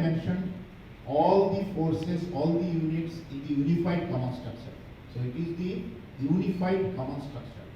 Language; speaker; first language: English; non-native, local second language; Assamese